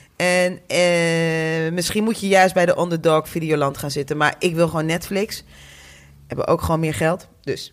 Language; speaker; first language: Dutch; native; Dutch